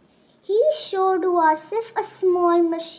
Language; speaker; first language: English; non-native, local second language; Urdu